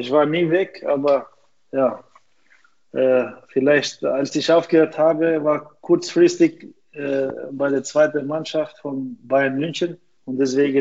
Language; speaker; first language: German; non-native, fluent; Albanian